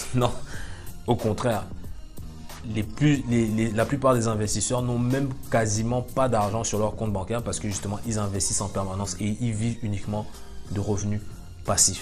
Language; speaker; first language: French; native; French